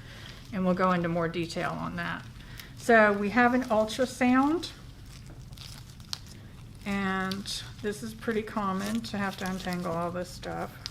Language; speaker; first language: English; native; English